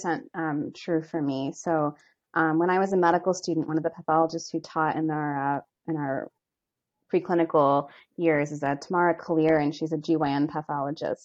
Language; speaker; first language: English; native; English